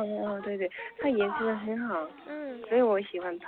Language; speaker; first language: Chinese; non-native, learner; Korean